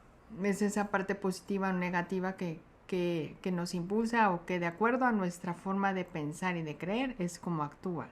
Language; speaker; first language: Spanish; native; Spanish